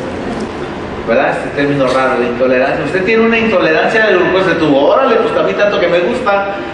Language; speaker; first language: Spanish; native; Spanish